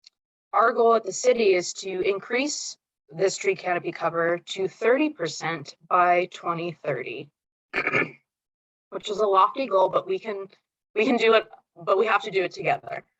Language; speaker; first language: English; native; English